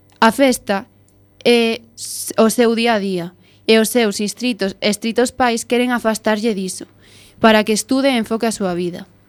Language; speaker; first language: Galician; non-native, local second language; Spanish